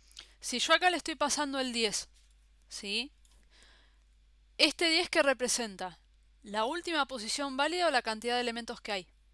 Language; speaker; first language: Spanish; native; Spanish